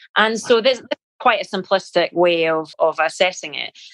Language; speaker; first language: English; native; English